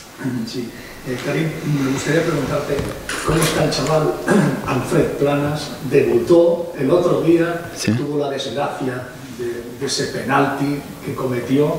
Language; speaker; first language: Spanish; native; Spanish